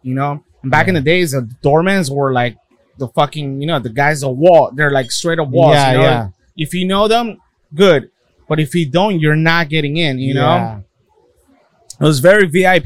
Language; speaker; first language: English; early bilingual, other home language; Spanish